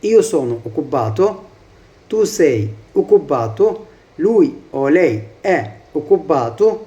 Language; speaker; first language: Italian; non-native, fluent; Arabic